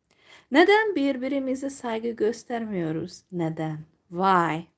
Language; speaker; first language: Turkish; non-native, fluent; Hungarian